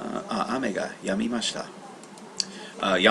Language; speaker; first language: Japanese; non-native, learner; English